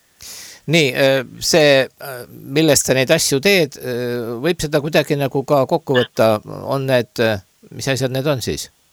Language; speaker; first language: Estonian; native; Estonian